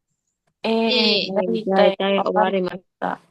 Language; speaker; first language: Japanese; non-native, learner; Indonesian